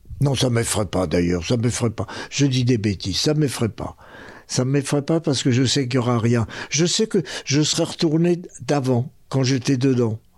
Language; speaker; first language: French; early bilingual, other home language; Spanish